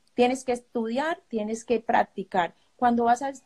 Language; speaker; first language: Spanish; native; Spanish